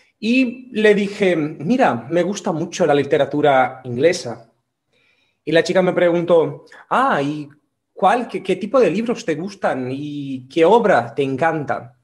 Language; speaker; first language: Spanish; non-native, fluent; Portuguese